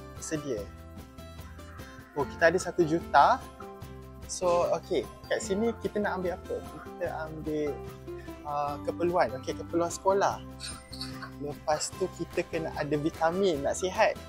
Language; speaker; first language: Malay; native; Malay